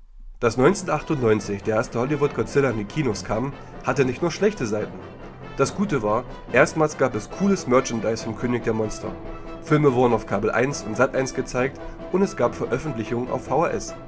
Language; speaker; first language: German; native; German